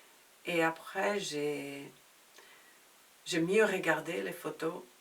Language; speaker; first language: French; non-native, fluent; Spanish